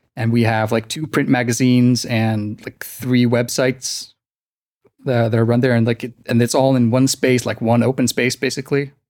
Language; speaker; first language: English; non-native, fluent; Icelandic